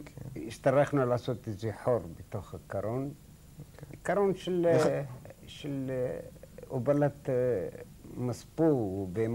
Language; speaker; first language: Hebrew; non-native, fluent; Arabic